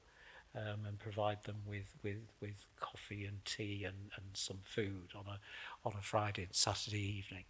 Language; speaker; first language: English; native; English